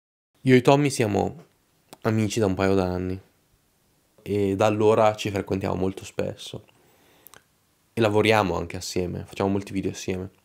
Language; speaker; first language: Italian; native; Italian